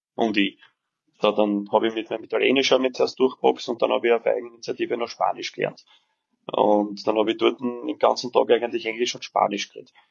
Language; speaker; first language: German; early bilingual, other home language; Serbian